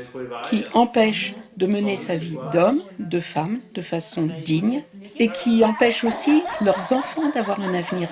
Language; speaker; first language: French; native; French